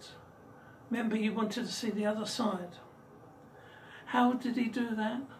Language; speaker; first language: English; native; English